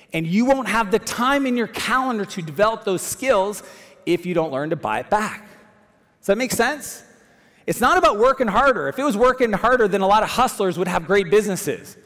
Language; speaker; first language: English; native; English